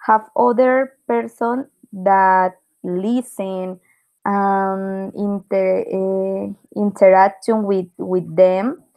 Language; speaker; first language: English; non-native, learner; Spanish